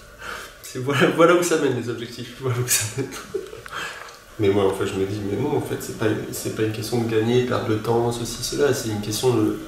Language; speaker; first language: French; native; French